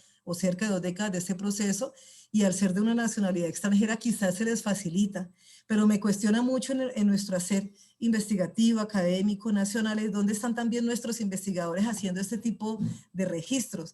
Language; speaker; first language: Spanish; native; Spanish